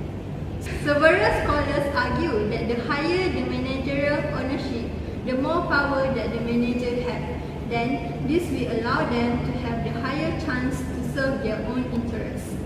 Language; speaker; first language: English; non-native, learner; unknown